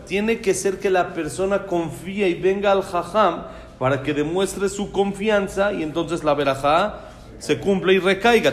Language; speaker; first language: Spanish; native; Spanish